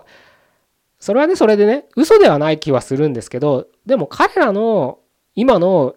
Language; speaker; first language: Japanese; native; Japanese